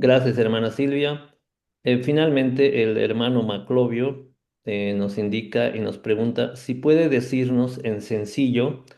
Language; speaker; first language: Spanish; native; Spanish